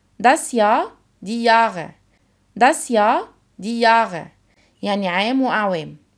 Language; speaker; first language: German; non-native, fluent; Arabic